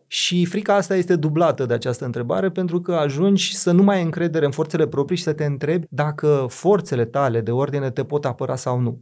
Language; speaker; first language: Romanian; native; Romanian